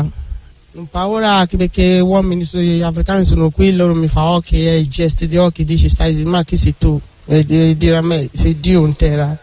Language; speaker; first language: Italian; non-native, learner; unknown